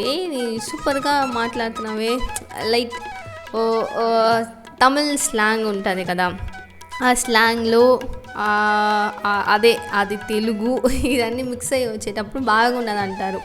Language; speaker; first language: Telugu; non-native, learner; Tamil